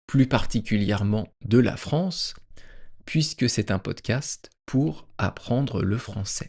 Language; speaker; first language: French; native; French